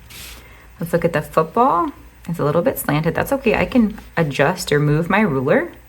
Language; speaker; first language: English; native; English